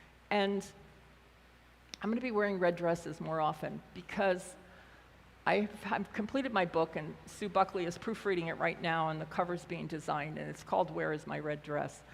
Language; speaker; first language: English; native; English